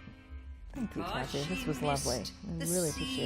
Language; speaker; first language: English; native; English